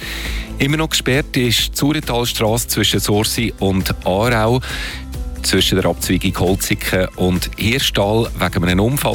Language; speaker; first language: German; native; German